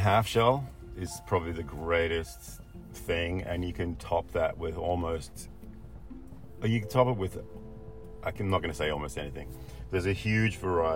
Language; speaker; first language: English; native; English